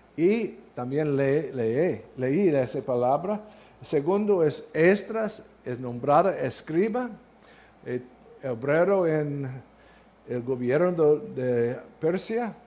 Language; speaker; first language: Spanish; non-native, learner; English